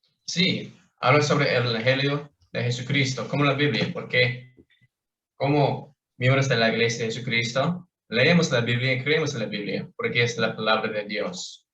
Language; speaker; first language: Spanish; non-native, fluent; English